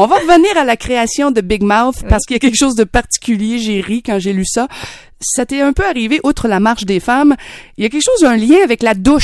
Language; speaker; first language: French; native; French